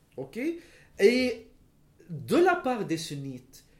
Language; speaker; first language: French; non-native, local second language; Arabic